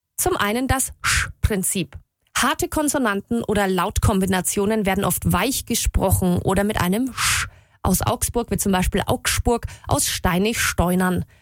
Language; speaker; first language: German; native; German